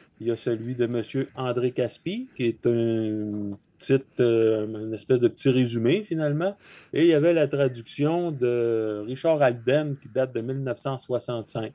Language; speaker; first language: French; native; French